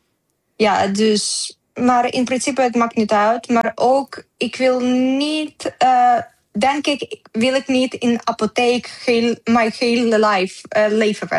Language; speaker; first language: Dutch; non-native, learner; Ukrainian